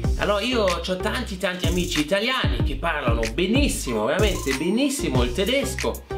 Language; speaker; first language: Italian; non-native, fluent; German